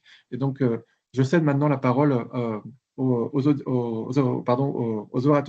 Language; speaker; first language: French; native; French